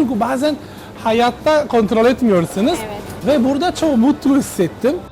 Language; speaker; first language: Turkish; non-native, learner; Italian